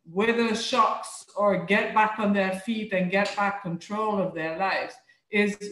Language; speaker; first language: English; non-native, fluent; French